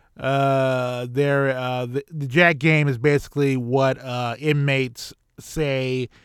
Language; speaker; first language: English; native; English